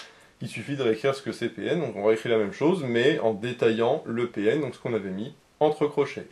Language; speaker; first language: French; native; French